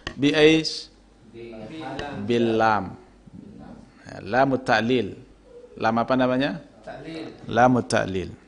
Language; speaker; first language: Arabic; non-native, fluent; Indonesian